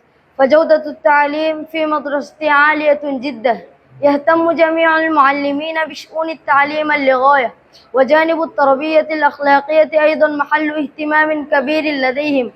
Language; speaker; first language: Arabic; non-native, learner; Bangla